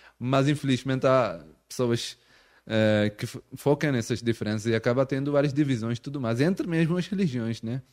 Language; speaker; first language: Portuguese; non-native, fluent; Urdu